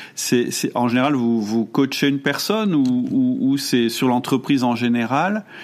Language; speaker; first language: French; non-native, fluent; German